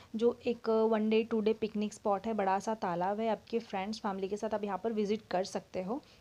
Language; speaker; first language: Hindi; non-native, local second language; Marathi